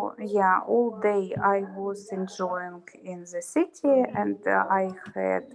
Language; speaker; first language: English; non-native, learner; Russian